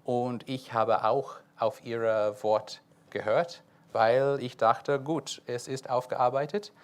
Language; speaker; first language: German; non-native, fluent; English